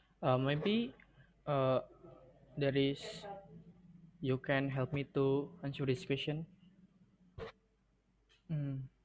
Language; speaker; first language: English; non-native, learner; Indonesian